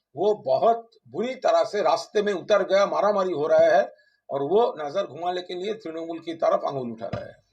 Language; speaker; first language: Hindi; non-native, local second language; Bangla